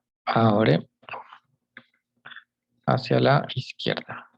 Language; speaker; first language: Spanish; native; Spanish